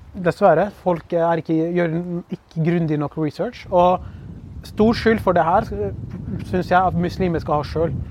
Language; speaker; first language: Norwegian; early bilingual, other home language; Kurdish